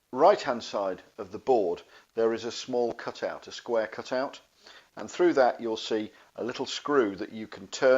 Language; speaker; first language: English; native; English